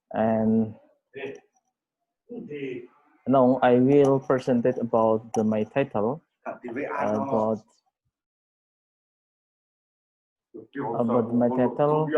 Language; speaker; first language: English; non-native, learner; Indonesian